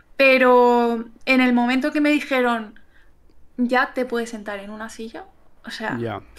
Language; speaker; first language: Spanish; native; Spanish